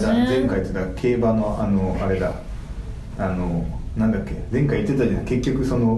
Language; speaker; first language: Japanese; native; Japanese